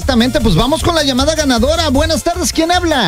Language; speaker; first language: Spanish; native; Spanish